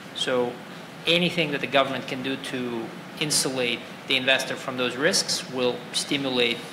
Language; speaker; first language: English; non-native, fluent; Russian